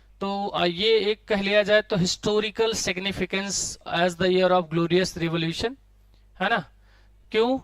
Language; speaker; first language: Hindi; native; Hindi